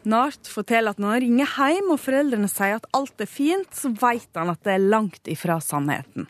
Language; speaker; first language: Norwegian; native; Norwegian